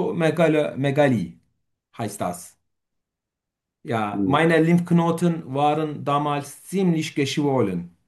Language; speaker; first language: German; non-native, fluent; Turkish